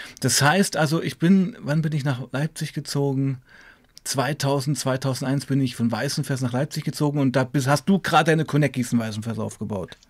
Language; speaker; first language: German; native; German